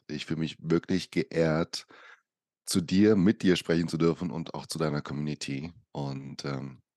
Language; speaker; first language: German; early bilingual, other home language; Portuguese